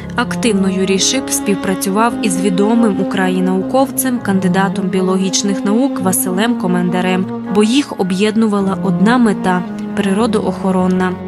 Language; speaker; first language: Ukrainian; native; Ukrainian